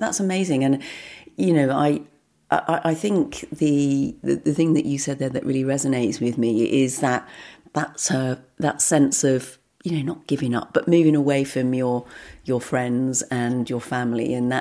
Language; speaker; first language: English; native; English